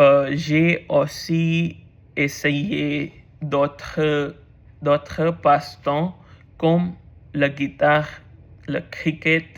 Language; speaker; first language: French; non-native, learner; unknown